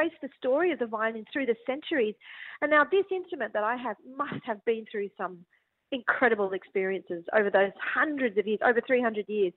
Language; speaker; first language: English; native; English